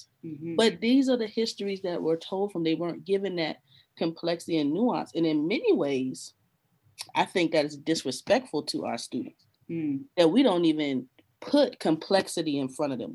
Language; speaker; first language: English; native; English